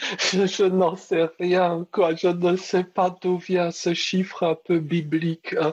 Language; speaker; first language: French; early bilingual, other home language; Czech